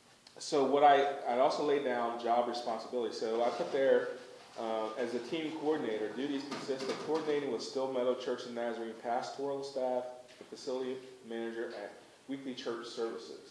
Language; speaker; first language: English; native; English